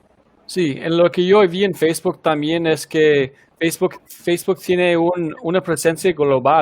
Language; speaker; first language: Spanish; non-native, fluent; English